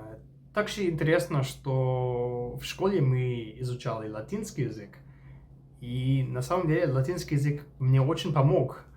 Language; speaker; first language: Russian; non-native, fluent; English